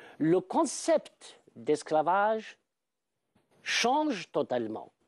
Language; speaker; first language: French; non-native, local second language; Arabic